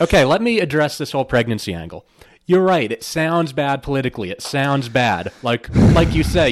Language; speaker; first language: English; native; English